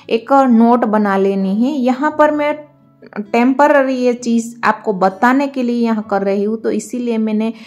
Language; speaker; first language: Hindi; non-native, local second language; Gujarati